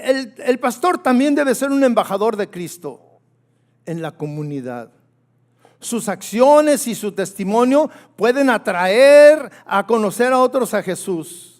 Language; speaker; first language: Spanish; native; Spanish